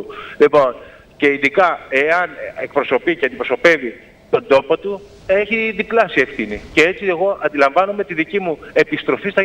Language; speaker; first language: Greek; native; Greek